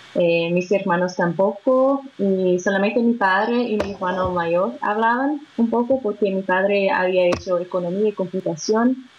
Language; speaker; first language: Spanish; non-native, fluent; Portuguese